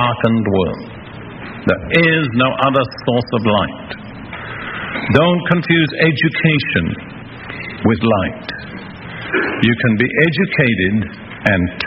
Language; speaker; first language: English; native; English